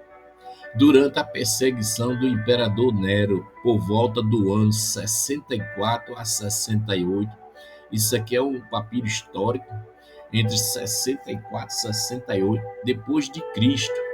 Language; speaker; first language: Portuguese; native; Portuguese